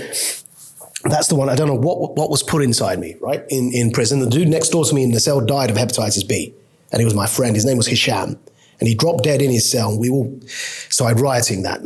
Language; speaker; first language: English; native; English